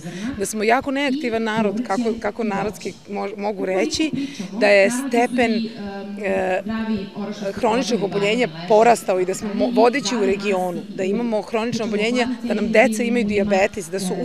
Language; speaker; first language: Serbian; native; Serbian